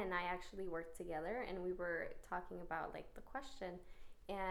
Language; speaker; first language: English; early bilingual, other home language; Spanish